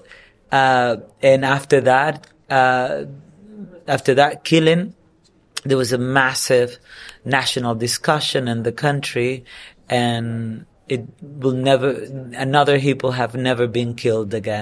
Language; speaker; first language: English; non-native, fluent; Spanish